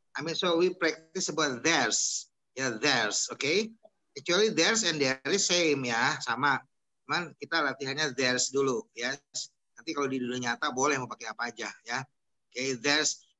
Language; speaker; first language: English; non-native, fluent; Indonesian